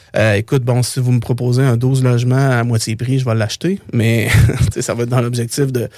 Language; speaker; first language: French; native; French